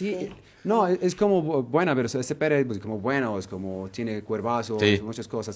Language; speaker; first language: Spanish; non-native, learner; Arabic